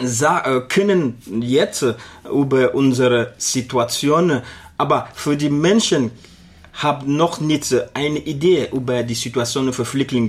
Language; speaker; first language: German; non-native, learner; Arabic